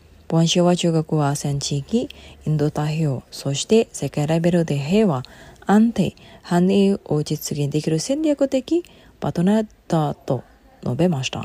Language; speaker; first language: Japanese; non-native, fluent; Indonesian